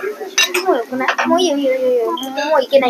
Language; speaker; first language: Japanese; early bilingual, heritage; Japanese